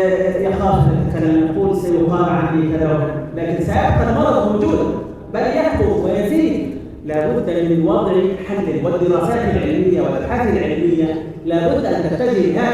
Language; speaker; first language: Arabic; native; Arabic